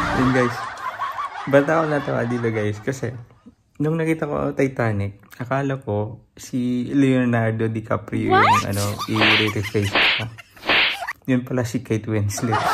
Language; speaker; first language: Filipino; non-native, local second language; Hiligaynon